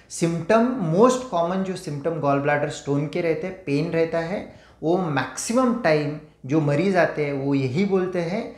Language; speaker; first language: Hindi; non-native, local second language; Marathi